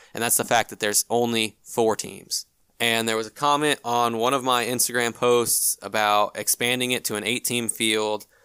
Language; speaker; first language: English; native; English